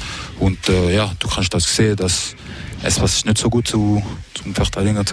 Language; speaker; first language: German; non-native, local second language; French